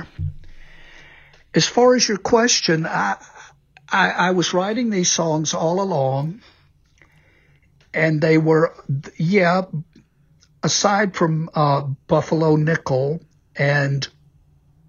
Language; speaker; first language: English; native; English